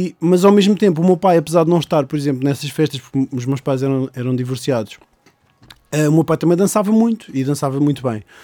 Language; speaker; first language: Portuguese; native; Portuguese